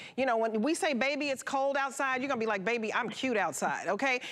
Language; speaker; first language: English; native; English